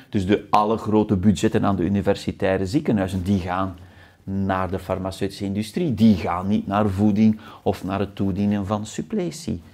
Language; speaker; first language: Dutch; native; Dutch